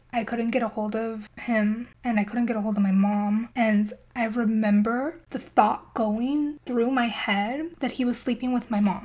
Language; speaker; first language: English; native; English